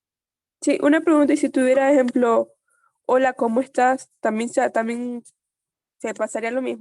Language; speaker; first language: Spanish; native; Spanish